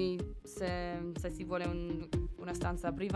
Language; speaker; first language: Italian; non-native, learner; English